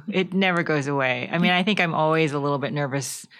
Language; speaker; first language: English; native; English